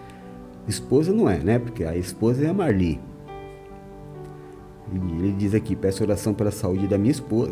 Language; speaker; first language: Portuguese; native; Portuguese